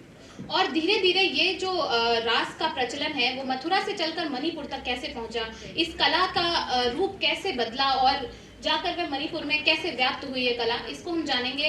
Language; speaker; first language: Hindi; native; Hindi